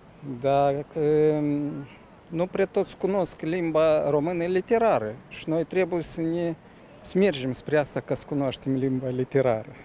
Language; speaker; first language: Romanian; non-native, local second language; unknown